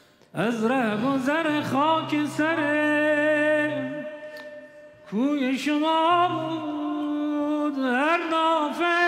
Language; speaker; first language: Persian; native; Persian